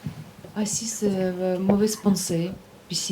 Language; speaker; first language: French; non-native, learner; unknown